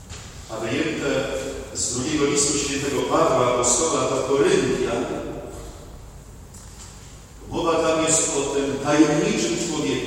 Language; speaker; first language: Polish; native; Polish